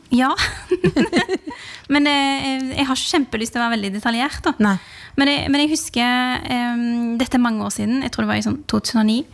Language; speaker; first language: Norwegian; early bilingual, other home language; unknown